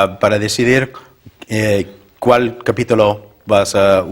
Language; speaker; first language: Spanish; non-native, learner; English